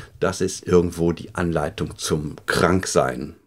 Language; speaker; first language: German; native; German